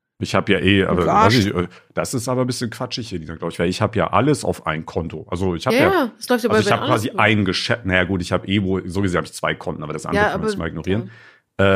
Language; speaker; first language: German; native; German